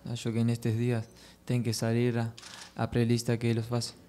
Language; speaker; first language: Portuguese; non-native, fluent; Spanish